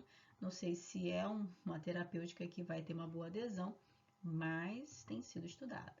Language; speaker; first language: Portuguese; native; Portuguese